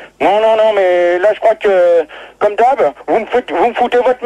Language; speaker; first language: French; native; French